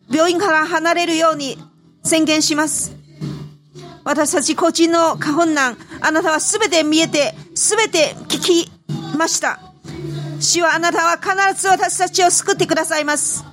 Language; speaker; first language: Japanese; non-native, fluent; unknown